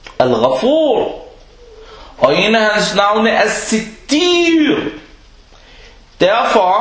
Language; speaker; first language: Danish; non-native, local second language; Arabic